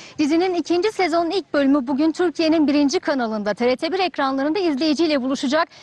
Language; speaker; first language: Turkish; native; Turkish